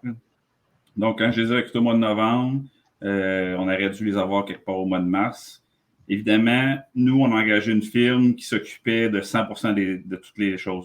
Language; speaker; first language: French; native; French